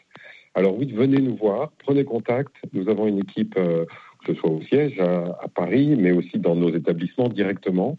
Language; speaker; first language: French; native; French